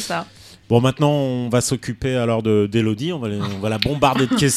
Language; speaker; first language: French; native; French